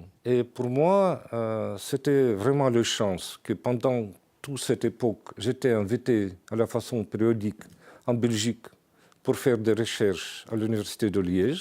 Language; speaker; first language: French; non-native, fluent; Russian